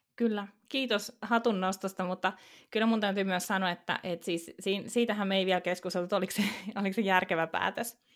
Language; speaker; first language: Finnish; native; Finnish